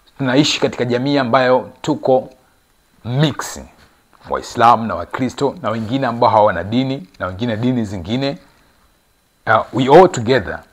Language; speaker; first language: Swahili; native; Swahili